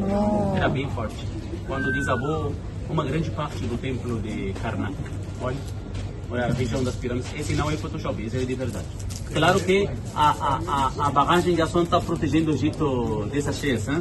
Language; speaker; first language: Portuguese; non-native, fluent; Arabic